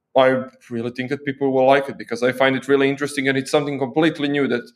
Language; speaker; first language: English; non-native, fluent; Croatian